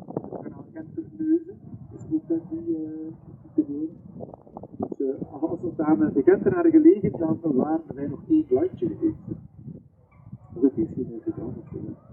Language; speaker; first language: Dutch; native; Dutch